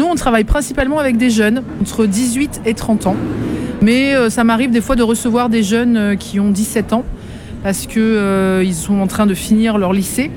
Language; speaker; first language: French; native; French